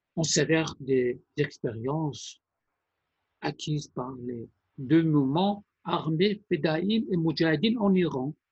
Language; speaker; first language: French; non-native, fluent; Persian